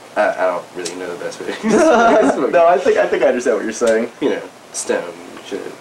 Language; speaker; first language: English; native; English